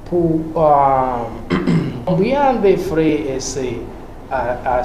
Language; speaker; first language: French; non-native, learner; Spanish